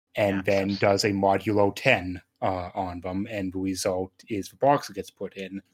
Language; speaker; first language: English; native; English